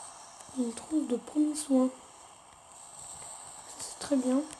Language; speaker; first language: French; native; French